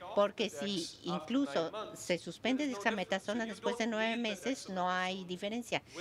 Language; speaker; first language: Spanish; non-native, fluent; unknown